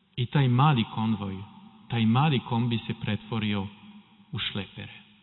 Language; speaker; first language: Serbian; non-native, fluent; French